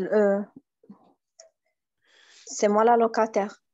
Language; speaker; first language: French; non-native, learner; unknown